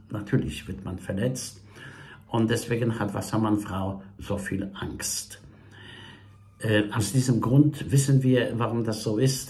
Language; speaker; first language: German; non-native, fluent; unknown